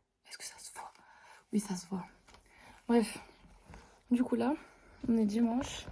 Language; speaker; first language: French; native; French